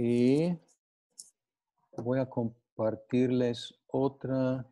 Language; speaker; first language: Spanish; non-native, fluent; English